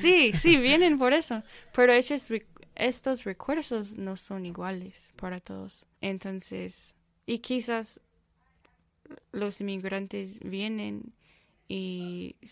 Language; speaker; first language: Spanish; non-native, fluent; English